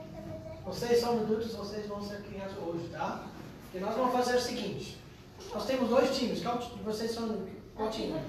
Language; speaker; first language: Portuguese; non-native, fluent; English